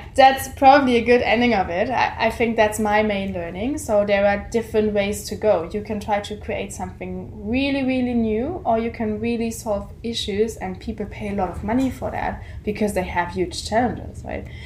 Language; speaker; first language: English; non-native, fluent; German